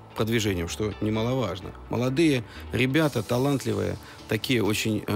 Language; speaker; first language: Russian; native; Russian